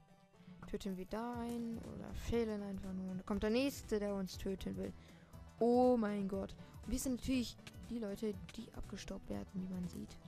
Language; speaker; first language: German; native; German